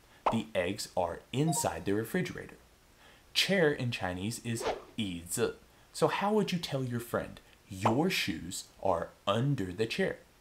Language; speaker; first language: English; native; English